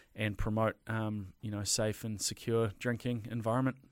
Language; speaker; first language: English; native; English